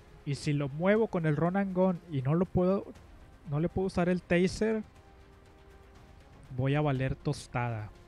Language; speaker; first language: Spanish; native; Spanish